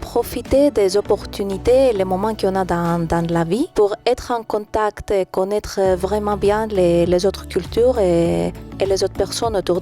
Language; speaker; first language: French; non-native, fluent; Greek